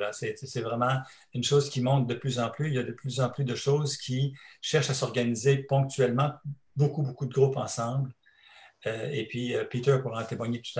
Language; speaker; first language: French; native; French